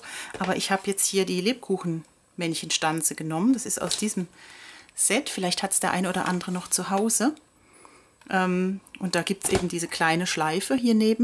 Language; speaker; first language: German; native; German